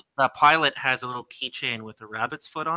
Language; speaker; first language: English; native; English